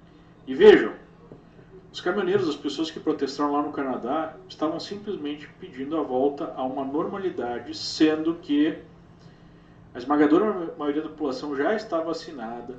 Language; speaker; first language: Portuguese; native; Portuguese